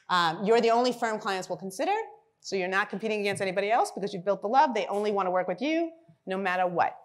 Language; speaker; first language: English; native; English